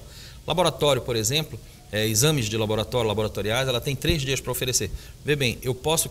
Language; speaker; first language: Portuguese; native; Portuguese